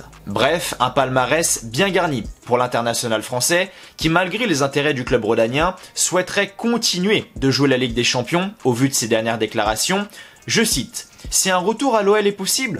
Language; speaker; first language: French; native; French